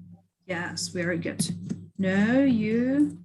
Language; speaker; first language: English; non-native, fluent; Kyrgyz